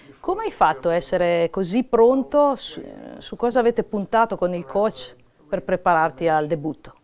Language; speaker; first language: Italian; native; Italian